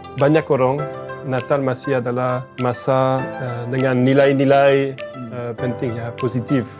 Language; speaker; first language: Indonesian; non-native, fluent; French